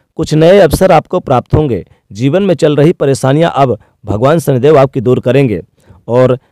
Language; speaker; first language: Hindi; native; Hindi